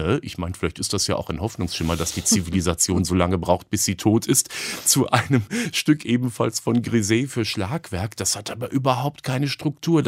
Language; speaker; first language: German; native; German